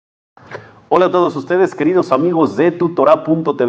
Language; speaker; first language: Spanish; native; Spanish